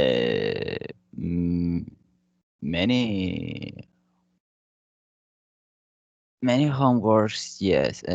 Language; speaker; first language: English; non-native, learner; Spanish